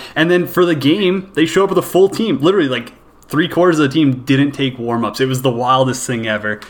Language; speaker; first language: English; native; English